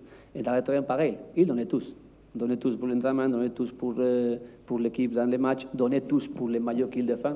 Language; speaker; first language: French; non-native, learner; Spanish